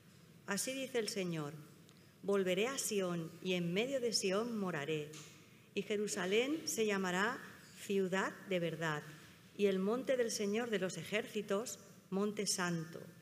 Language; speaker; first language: Spanish; native; Spanish